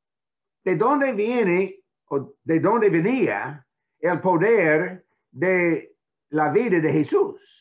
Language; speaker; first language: Spanish; non-native, fluent; English